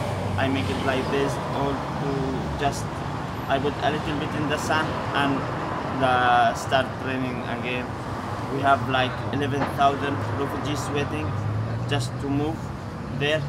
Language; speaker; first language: English; non-native, learner; Arabic